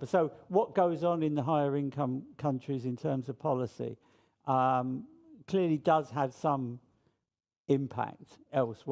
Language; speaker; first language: English; native; English